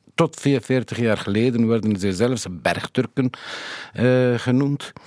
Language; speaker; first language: Dutch; non-native, fluent; Kurdish